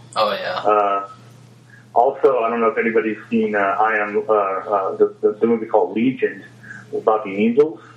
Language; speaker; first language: English; native; English